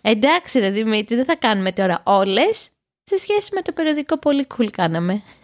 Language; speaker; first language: Greek; native; Greek